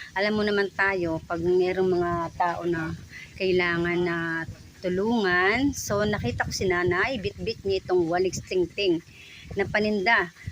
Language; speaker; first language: Filipino; non-native, local second language; Bikol